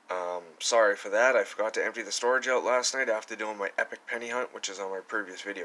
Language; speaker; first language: English; native; English